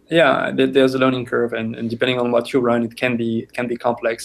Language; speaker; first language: English; non-native, fluent; French